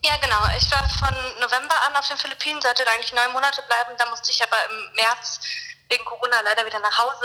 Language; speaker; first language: German; native; German